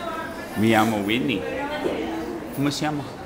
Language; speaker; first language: Spanish; non-native, learner; English